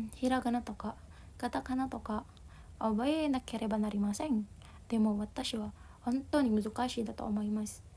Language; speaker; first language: Japanese; non-native, learner; Indonesian